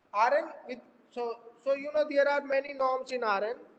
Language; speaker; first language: English; non-native, local second language; Hindi